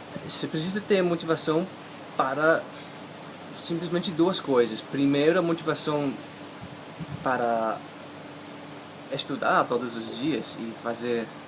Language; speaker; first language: Portuguese; non-native, fluent; English